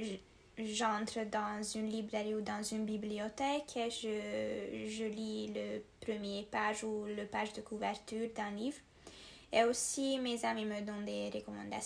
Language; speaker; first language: French; non-native, learner; Hungarian